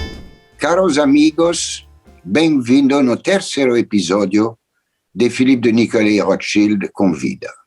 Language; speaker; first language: Portuguese; non-native, fluent; French